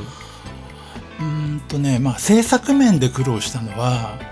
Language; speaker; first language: Japanese; native; Japanese